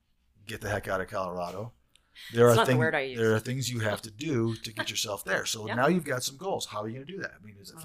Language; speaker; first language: English; native; English